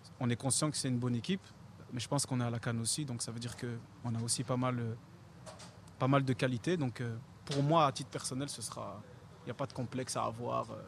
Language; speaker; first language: French; native; French